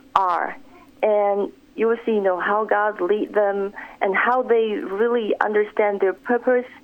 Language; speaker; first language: English; non-native, fluent; Chinese